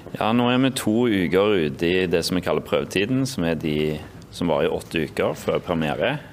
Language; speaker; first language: Norwegian; native; Norwegian